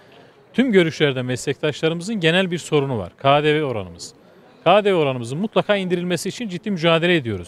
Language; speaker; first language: Turkish; native; Turkish